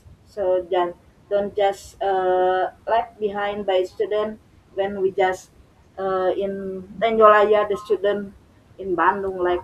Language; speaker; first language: English; non-native, learner; Indonesian